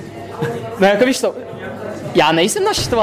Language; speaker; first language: Czech; non-native, fluent; Russian